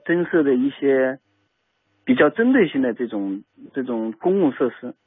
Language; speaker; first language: Chinese; native; Chinese